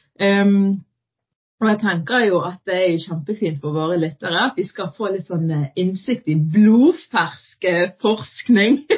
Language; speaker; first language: Norwegian; early bilingual, other home language; Arabic